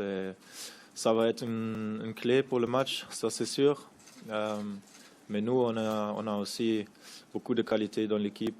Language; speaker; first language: French; non-native, fluent; German